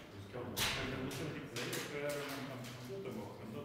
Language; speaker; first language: German; native; German